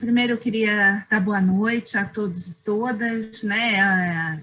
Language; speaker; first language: Portuguese; native; Portuguese